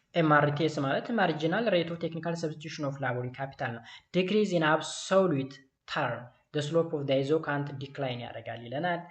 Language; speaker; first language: English; non-native, local second language; Amharic